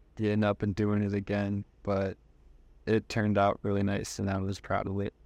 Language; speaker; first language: English; native; English